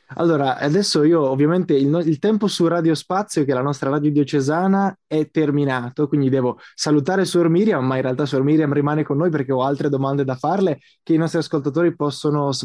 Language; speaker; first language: Italian; native; Italian